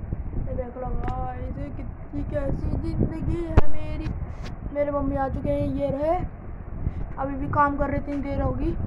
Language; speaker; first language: Hindi; native; Hindi